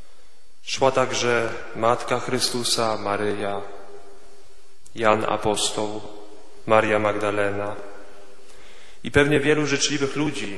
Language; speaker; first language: Polish; native; Polish